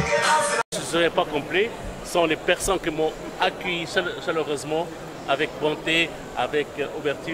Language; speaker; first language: French; non-native, local second language; Arabic